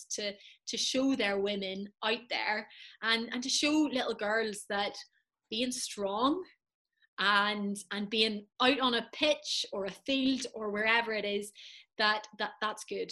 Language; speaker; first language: English; native; English